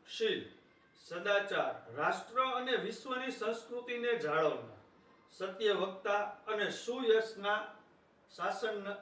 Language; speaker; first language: Gujarati; native; Gujarati